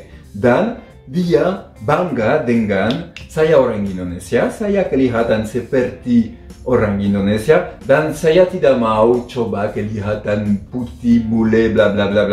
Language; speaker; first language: Indonesian; non-native, fluent; French